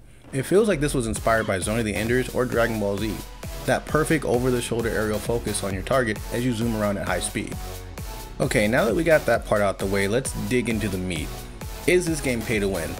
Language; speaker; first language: English; native; English